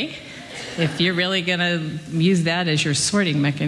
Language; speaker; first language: English; native; English